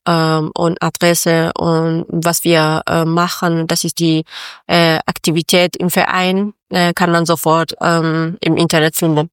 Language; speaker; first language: German; non-native, learner; Persian